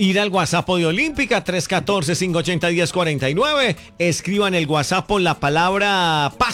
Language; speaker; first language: Spanish; native; Spanish